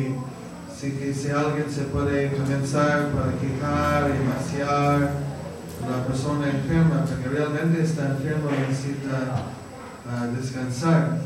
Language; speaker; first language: Spanish; non-native, fluent; English